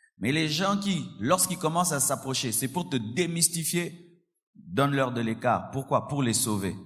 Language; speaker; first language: French; non-native, local second language; Lingala